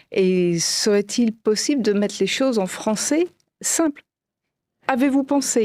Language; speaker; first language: French; non-native, fluent; English